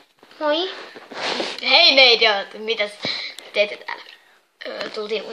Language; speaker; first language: Finnish; native; Finnish